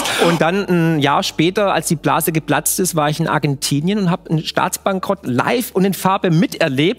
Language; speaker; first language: German; native; German